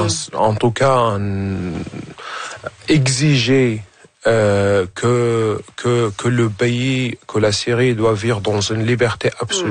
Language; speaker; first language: French; non-native, fluent; Arabic